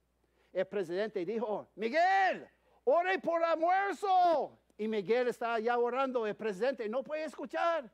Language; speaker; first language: Spanish; non-native, fluent; English